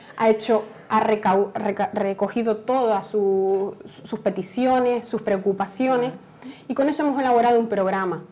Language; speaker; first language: Spanish; native; Spanish